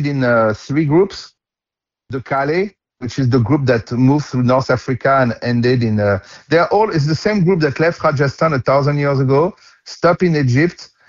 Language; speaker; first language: English; non-native, fluent; French